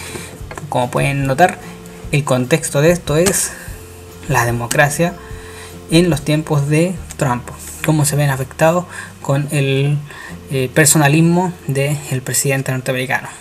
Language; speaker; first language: Spanish; native; Spanish